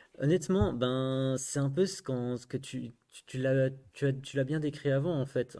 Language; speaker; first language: French; native; French